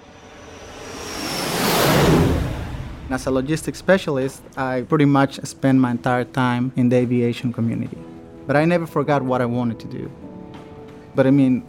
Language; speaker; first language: English; non-native, fluent; Spanish